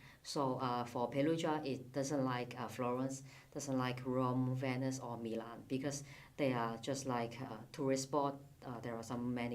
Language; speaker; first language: English; non-native, fluent; Cantonese